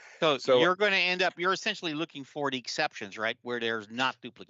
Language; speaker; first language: English; native; English